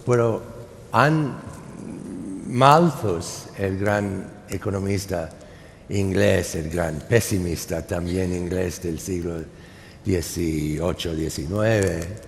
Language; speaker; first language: Spanish; non-native, fluent; English